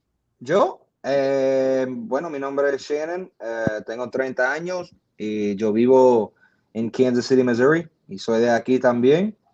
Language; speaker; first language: Spanish; non-native, fluent; English